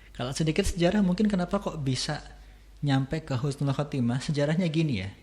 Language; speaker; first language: Indonesian; non-native, local second language; Sundanese